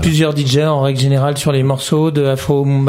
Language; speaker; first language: French; native; French